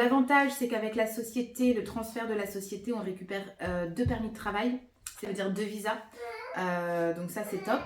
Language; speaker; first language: French; native; French